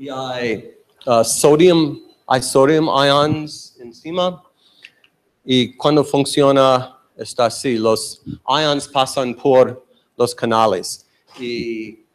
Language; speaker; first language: Spanish; non-native, learner; English